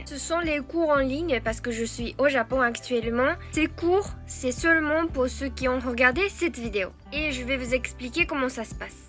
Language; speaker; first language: French; non-native, fluent; Japanese